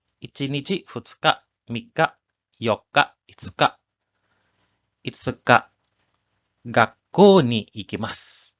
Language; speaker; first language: Japanese; non-native, learner; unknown